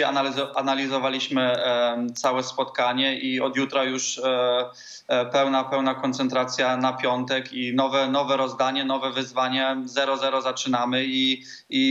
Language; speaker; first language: Polish; early bilingual, heritage; Polish